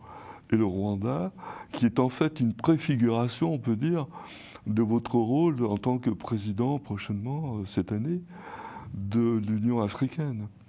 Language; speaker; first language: French; native; French